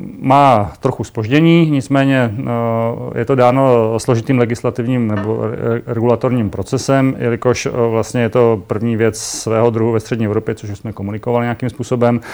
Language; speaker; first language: Czech; native; Czech